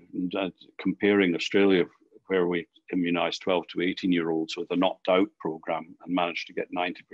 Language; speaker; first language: English; native; English